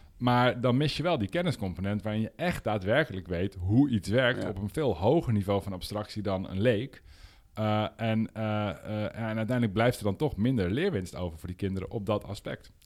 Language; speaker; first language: Dutch; native; Dutch